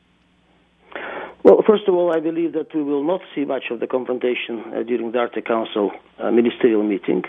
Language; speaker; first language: English; non-native, fluent; Russian